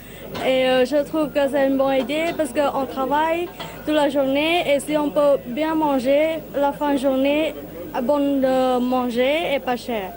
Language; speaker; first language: French; non-native, learner; Thai